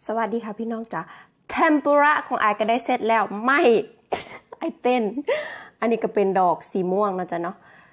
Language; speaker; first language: Thai; native; Thai